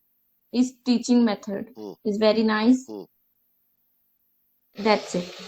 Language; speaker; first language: English; non-native, learner; Hindi